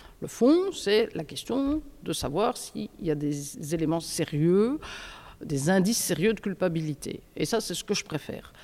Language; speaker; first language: French; native; French